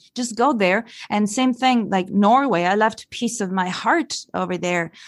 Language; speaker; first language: English; non-native, fluent; Italian